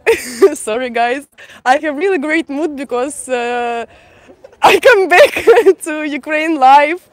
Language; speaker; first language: English; non-native, fluent; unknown